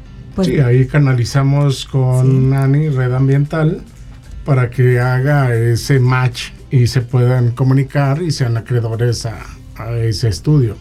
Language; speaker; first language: Spanish; native; Spanish